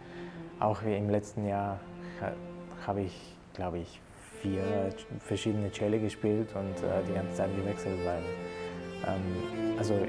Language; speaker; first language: German; non-native, fluent; Bulgarian